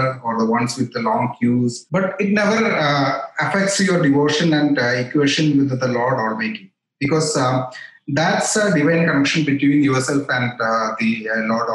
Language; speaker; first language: English; non-native, local second language; Malayalam